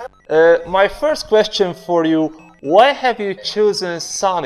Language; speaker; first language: English; non-native, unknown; Hungarian